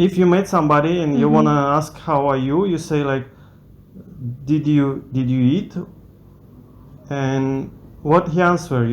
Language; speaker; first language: English; non-native, learner; Russian